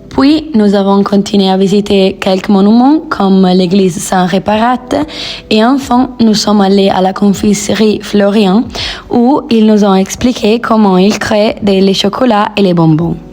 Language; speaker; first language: French; non-native, learner; Italian